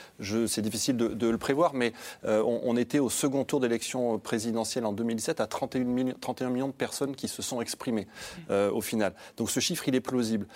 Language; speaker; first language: French; native; French